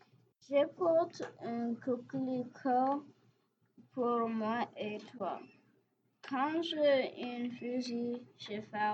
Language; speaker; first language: French; non-native, local second language; English